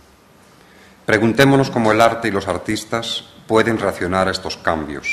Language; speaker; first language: Spanish; native; Spanish